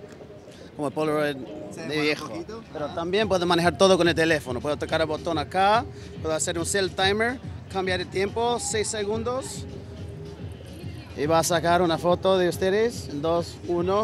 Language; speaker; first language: Spanish; early bilingual, heritage; English